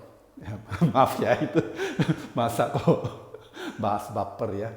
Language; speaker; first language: Indonesian; non-native, fluent; Japanese